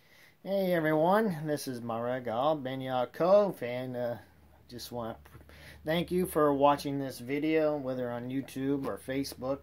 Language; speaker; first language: English; native; English